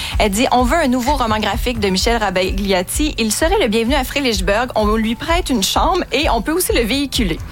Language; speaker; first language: French; native; French